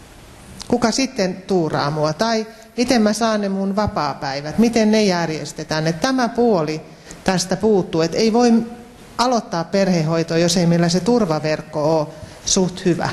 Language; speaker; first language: Finnish; non-native, local second language; Swedish